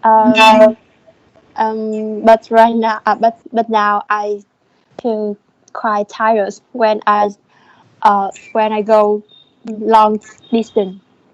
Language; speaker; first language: English; non-native, learner; Vietnamese